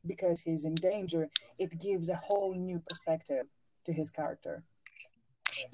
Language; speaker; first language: English; non-native, fluent; Greek